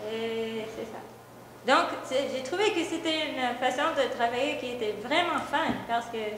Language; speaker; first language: French; non-native, local second language; English